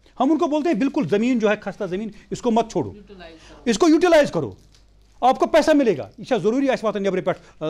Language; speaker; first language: Hindi; non-native, local second language; Kashmiri